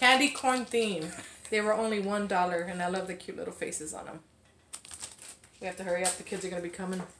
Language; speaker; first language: English; native; English